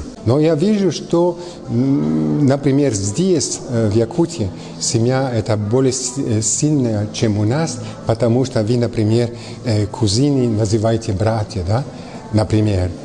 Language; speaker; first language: Russian; non-native, fluent; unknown